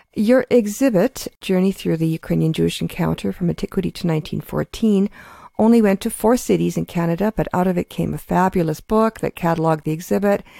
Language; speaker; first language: English; early bilingual, other home language; Ukrainian